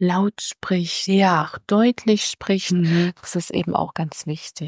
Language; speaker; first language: German; native; German